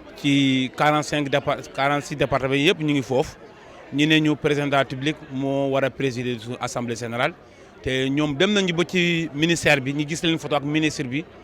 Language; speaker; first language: Wolof; non-native, local second language; Mandingo